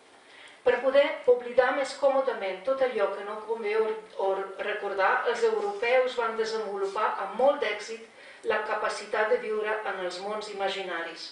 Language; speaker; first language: Catalan; non-native, fluent; Slovenian